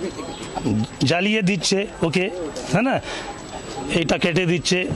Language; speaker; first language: Bangla; non-native, local second language; Urdu